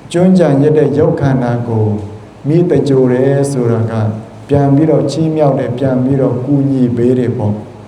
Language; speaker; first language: Burmese; non-native, local second language; Shan